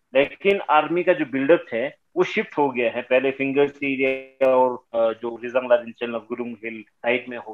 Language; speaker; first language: Hindi; native; Hindi